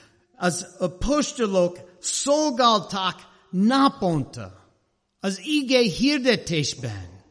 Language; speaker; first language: Hungarian; non-native, learner; English